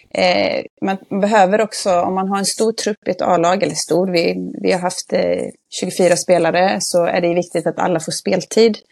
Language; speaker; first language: Swedish; native; Swedish